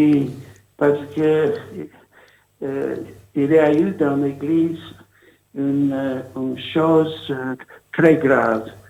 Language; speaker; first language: French; non-native, learner; English